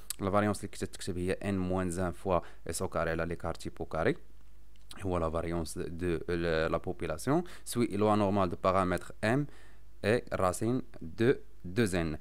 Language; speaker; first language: French; non-native, local second language; Arabic